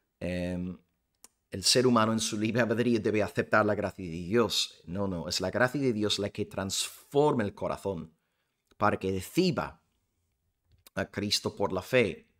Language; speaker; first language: Spanish; non-native, fluent; English